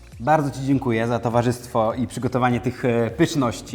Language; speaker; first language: Polish; native; Polish